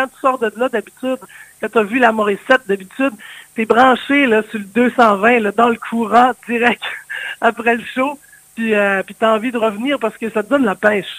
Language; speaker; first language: French; native; French